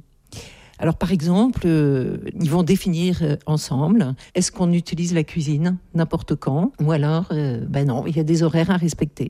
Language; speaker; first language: French; native; French